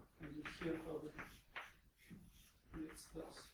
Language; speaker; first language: German; non-native, fluent; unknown